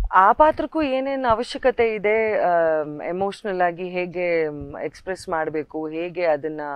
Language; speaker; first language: Kannada; native; Kannada